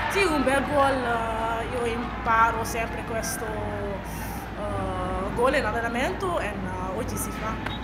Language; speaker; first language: Italian; non-native, learner; Dutch